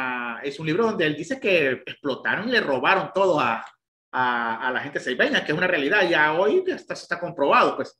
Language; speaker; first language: Spanish; native; Spanish